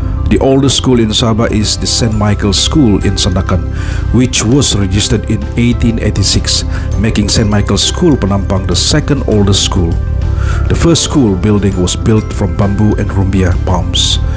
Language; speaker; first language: English; non-native, local second language; Malay